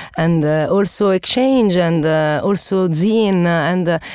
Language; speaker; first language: English; non-native, learner; Italian